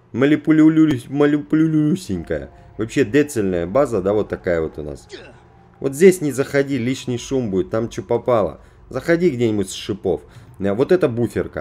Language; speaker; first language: Russian; native; Russian